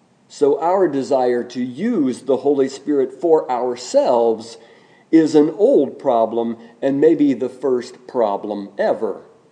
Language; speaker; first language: English; native; English